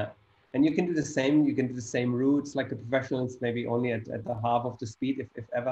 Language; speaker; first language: English; non-native, fluent; German